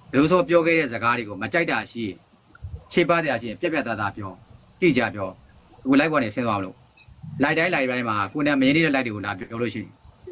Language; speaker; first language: Burmese; native; Burmese